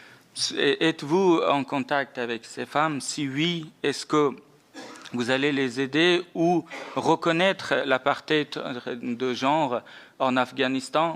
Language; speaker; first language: French; non-native, fluent; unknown